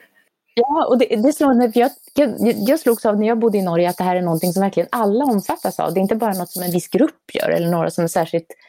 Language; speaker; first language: Swedish; native; Swedish